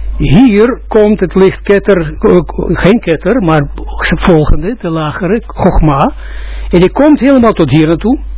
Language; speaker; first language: Dutch; non-native, fluent; Russian